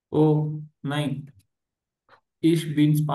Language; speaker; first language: German; non-native, learner; Marathi